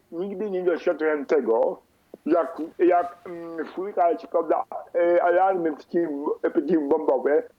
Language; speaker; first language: Polish; non-native, fluent; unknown